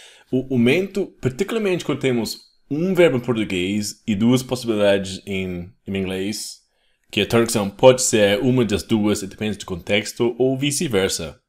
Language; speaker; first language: Portuguese; non-native, fluent; English